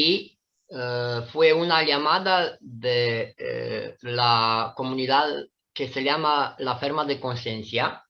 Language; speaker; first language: Spanish; non-native, fluent; Italian